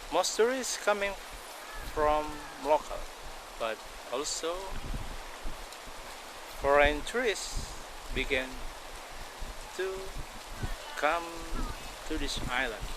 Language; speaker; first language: English; non-native, local second language; Indonesian